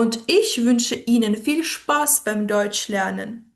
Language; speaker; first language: German; non-native, fluent; Ukrainian